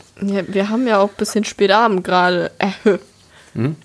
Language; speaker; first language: German; native; German